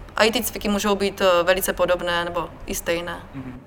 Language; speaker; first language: Czech; native; Czech